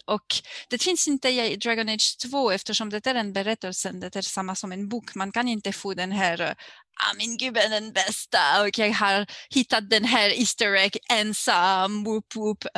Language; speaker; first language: Swedish; non-native, fluent; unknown